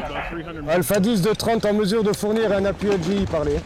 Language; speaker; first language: French; native; French